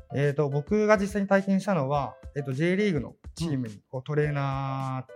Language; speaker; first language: Japanese; native; Japanese